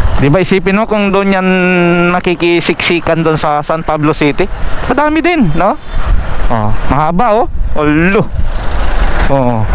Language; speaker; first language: Filipino; native; Filipino